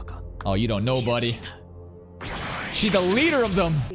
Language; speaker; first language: English; native; English